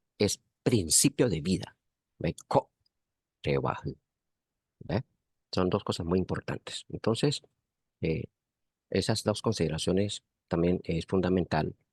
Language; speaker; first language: Spanish; non-native, local second language; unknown